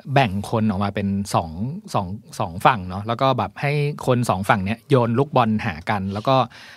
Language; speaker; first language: Thai; native; Thai